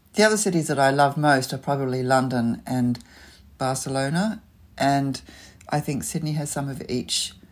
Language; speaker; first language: English; native; English